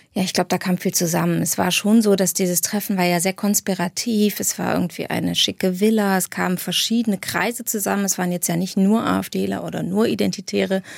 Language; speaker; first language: German; native; German